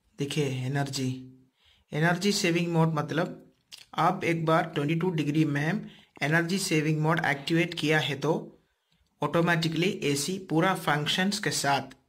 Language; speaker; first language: Hindi; non-native, local second language; Malayalam